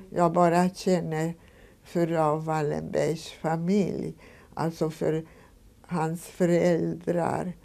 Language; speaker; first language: Swedish; non-native, fluent; Hungarian